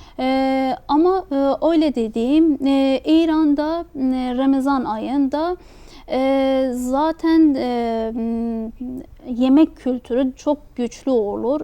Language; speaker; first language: Turkish; non-native, fluent; Persian